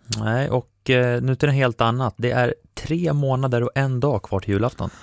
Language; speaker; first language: Swedish; native; Swedish